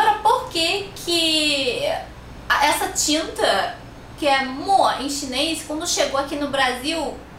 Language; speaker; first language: Portuguese; non-native, fluent; Chinese